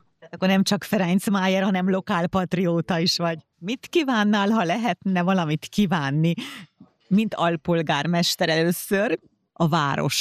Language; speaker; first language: Hungarian; native; Hungarian